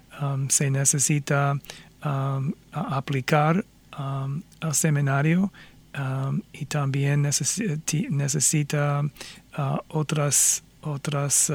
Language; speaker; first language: Spanish; non-native, fluent; English